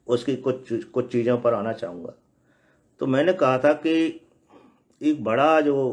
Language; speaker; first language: Hindi; native; Hindi